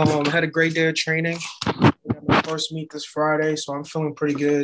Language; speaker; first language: English; early bilingual, other home language; Haitian Creole